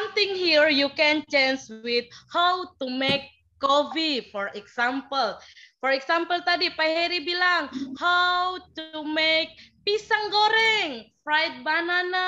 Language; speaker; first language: English; non-native, learner; Indonesian